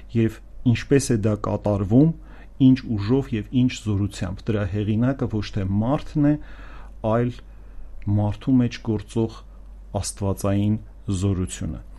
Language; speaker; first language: Armenian; native; Armenian